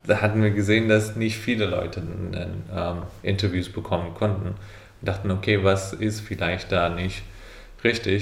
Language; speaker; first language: German; non-native, fluent; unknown